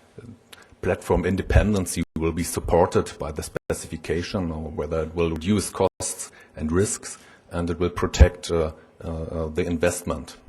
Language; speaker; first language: English; non-native, fluent; German